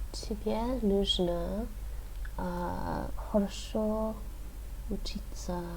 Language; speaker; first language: Russian; non-native, learner; English